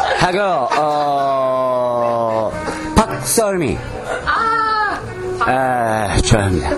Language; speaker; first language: Korean; non-native, learner; Japanese